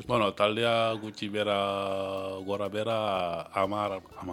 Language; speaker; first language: Basque; non-native, learner; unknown